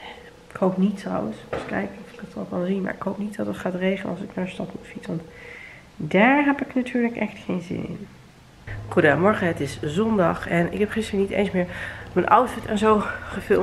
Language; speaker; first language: Dutch; native; Dutch